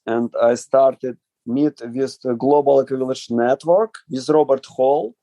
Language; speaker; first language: English; non-native, learner; Ukrainian